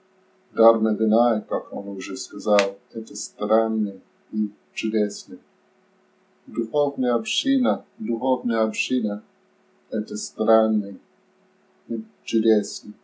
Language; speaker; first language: Russian; non-native, fluent; English